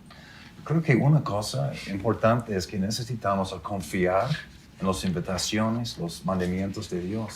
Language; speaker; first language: Spanish; non-native, fluent; English